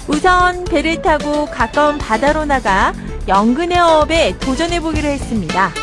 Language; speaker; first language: Korean; native; Korean